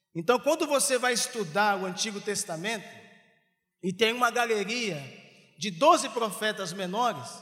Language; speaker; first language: Portuguese; native; Portuguese